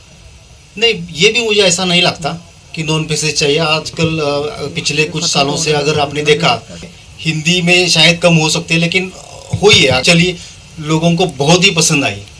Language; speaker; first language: Hindi; native; Hindi